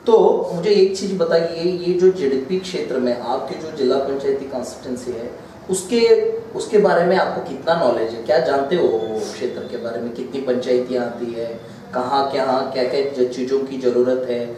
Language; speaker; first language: Hindi; non-native, local second language; Kannada